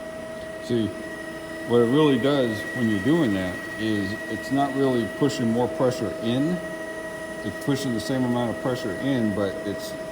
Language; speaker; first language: English; native; English